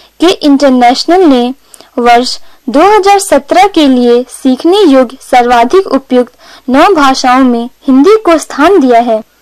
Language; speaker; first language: Hindi; native; Hindi